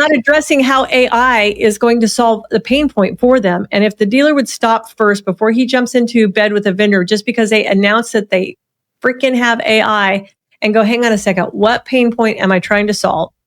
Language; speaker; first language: English; native; English